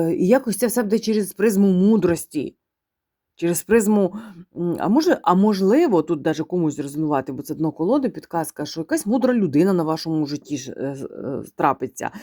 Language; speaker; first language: Ukrainian; non-native, local second language; Russian